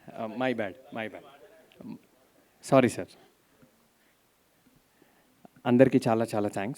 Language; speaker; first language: Telugu; native; Telugu